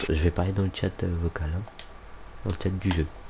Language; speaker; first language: French; native; French